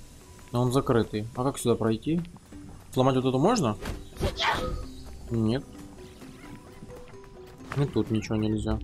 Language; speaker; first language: Russian; native; Russian